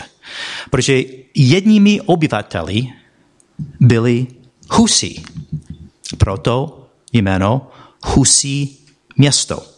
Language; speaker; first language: Czech; non-native, fluent; English